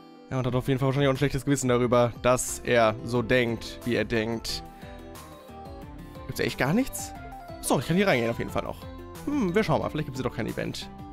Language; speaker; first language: German; native; German